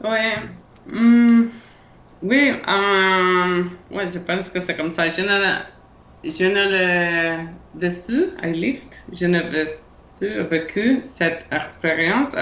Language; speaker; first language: French; non-native, learner; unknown